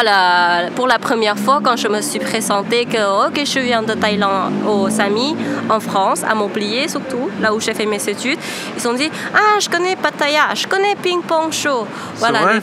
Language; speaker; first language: French; non-native, fluent; Thai